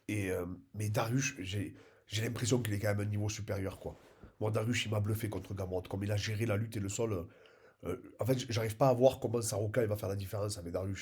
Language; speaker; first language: French; native; French